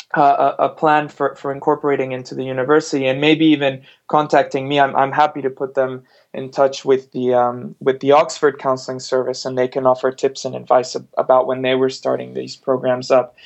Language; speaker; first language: English; non-native, fluent; Spanish